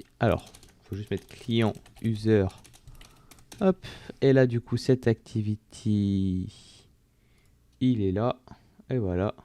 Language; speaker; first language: French; native; French